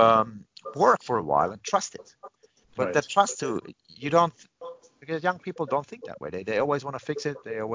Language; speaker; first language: English; non-native, fluent; Finnish